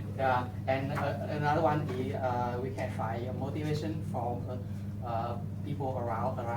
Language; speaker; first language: English; non-native, learner; Vietnamese